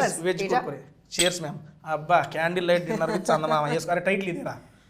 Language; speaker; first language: Telugu; native; Telugu